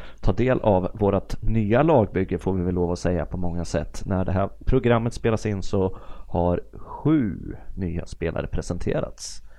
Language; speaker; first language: Swedish; native; Swedish